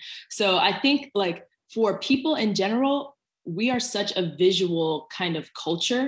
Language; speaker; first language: English; native; English